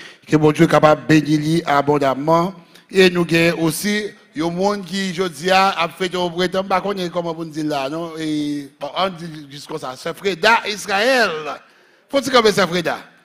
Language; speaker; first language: French; native; French